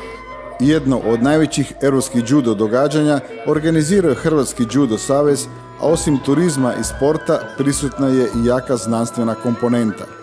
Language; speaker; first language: Croatian; native; Croatian